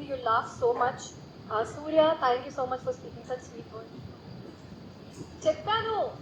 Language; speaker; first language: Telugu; non-native, local second language; Hindi